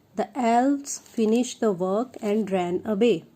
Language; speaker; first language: English; non-native, local second language; Punjabi